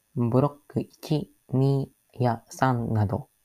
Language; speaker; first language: Japanese; non-native, learner; English